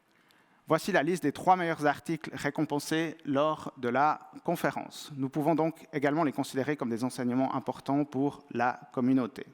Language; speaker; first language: French; native; French